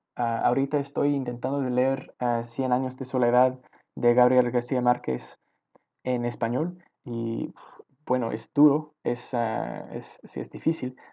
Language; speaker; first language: Spanish; non-native, fluent; English